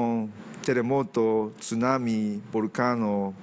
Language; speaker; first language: Portuguese; non-native, fluent; Japanese